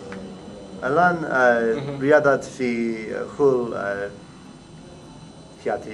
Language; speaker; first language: Arabic; non-native, learner; English